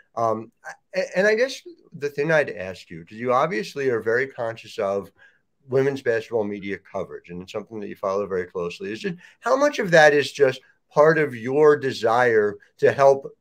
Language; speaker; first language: English; native; English